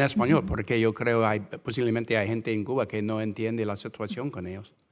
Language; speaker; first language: Spanish; non-native, fluent; English